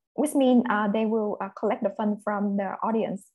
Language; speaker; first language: English; non-native, fluent; Vietnamese